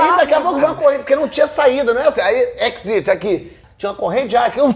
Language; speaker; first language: Portuguese; native; Portuguese